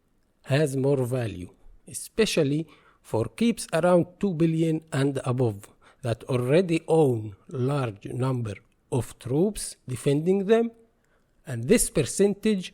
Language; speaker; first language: English; non-native, fluent; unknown